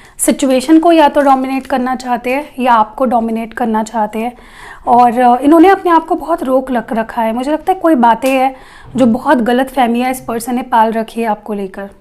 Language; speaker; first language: Hindi; non-native, local second language; Marathi